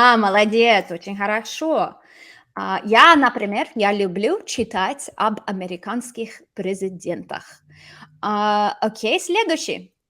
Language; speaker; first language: Russian; non-native, fluent; English